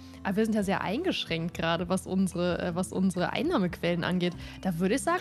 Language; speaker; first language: German; native; German